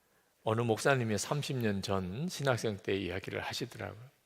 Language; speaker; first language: Korean; native; Korean